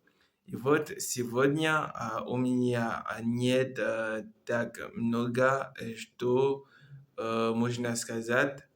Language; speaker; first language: Russian; non-native, learner; Comorian